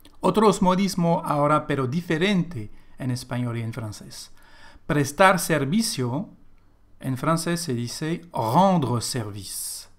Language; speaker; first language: Spanish; non-native, fluent; French